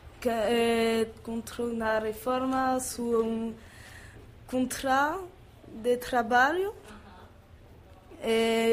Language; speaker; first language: Portuguese; non-native, learner; French